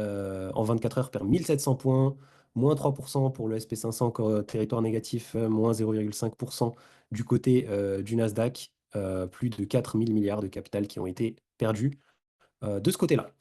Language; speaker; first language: French; native; French